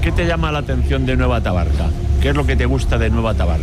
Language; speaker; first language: Spanish; native; Spanish